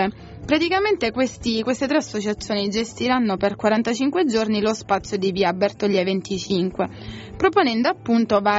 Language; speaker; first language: Italian; native; Italian